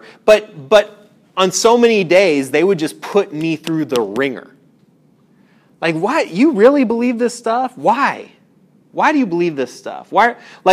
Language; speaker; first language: English; native; English